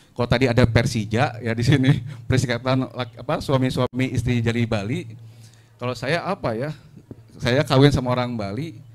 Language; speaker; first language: Indonesian; non-native, local second language; Sundanese